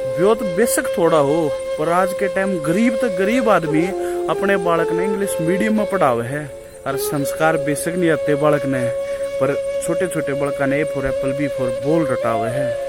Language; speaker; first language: Hindi; native; Hindi